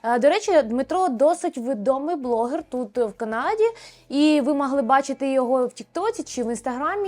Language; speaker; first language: Ukrainian; native; Ukrainian